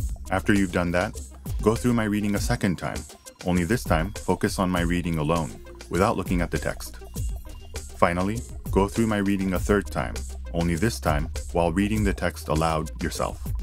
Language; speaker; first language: English; native; English